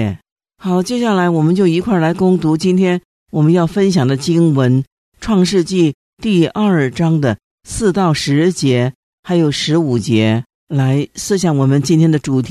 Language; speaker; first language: Chinese; native; Chinese